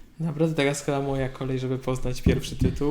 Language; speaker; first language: Polish; native; Polish